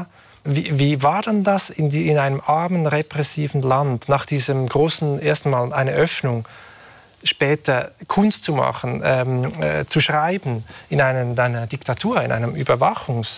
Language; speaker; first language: German; native; German